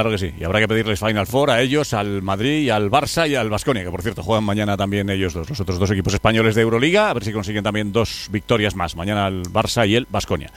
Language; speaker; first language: Spanish; native; Spanish